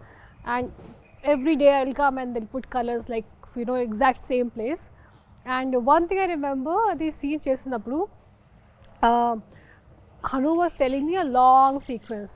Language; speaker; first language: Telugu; non-native, local second language; Hindi